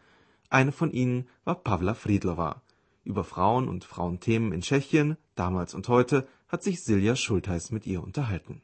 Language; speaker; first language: German; native; German